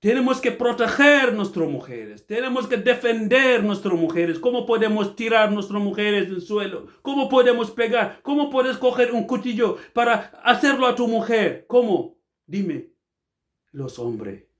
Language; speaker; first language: Spanish; non-native, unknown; Fula